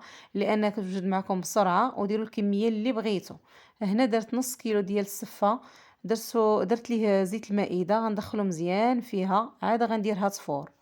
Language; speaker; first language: Arabic; native; Arabic